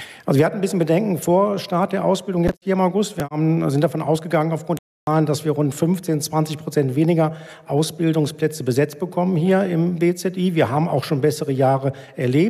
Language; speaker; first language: German; native; German